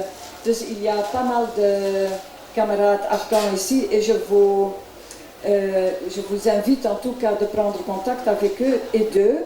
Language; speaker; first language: French; non-native, local second language; Dutch